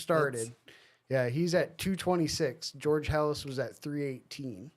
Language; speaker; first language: English; native; English